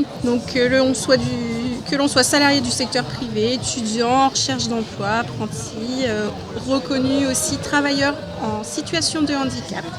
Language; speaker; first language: French; native; French